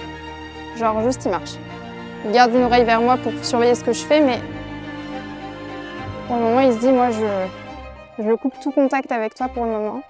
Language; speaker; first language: French; native; French